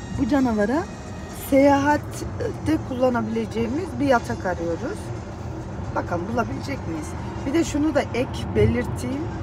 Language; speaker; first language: Turkish; native; Turkish